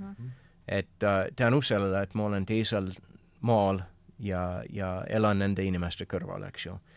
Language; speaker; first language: Estonian; non-native, fluent; English